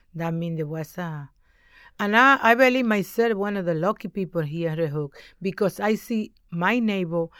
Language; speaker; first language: English; non-native, learner; Spanish